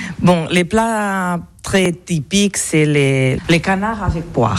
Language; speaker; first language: French; non-native, learner; Catalan